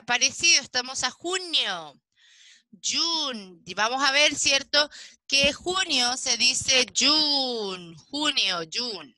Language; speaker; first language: Spanish; native; Spanish